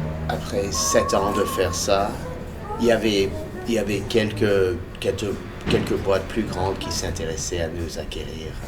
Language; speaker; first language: French; early bilingual, heritage; English